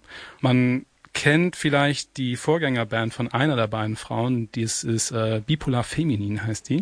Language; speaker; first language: German; native; German